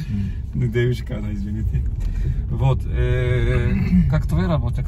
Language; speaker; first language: Russian; non-native, fluent; Turkish